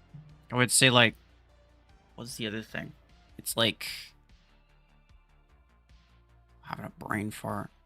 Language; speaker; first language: English; native; English